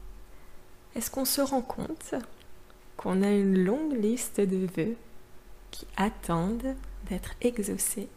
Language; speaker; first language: French; native; French